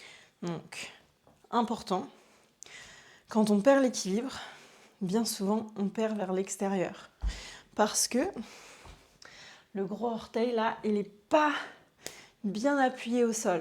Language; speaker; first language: French; native; French